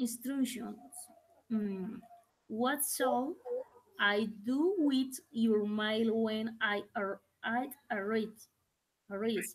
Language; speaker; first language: English; non-native, learner; Spanish